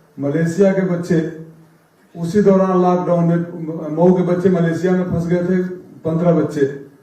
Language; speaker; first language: Hindi; native; Hindi